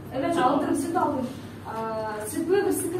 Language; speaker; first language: Turkish; non-native, learner; Kazakh